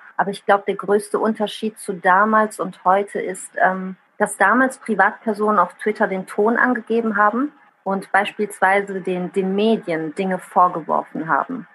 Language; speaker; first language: German; early bilingual, other home language; Italian